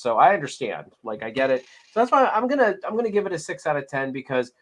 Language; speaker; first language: English; native; English